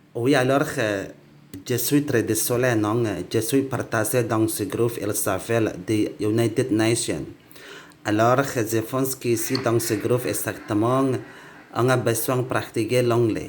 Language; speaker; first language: French; non-native, learner; Indonesian